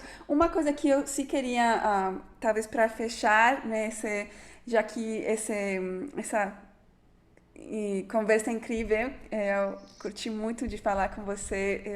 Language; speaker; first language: Portuguese; non-native, fluent; Spanish